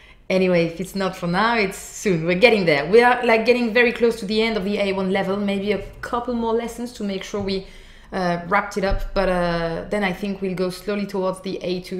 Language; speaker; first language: English; non-native, fluent; French